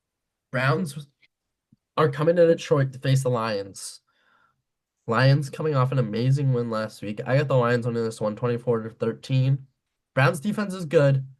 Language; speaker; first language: English; native; English